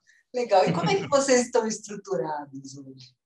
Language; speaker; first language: Portuguese; native; Portuguese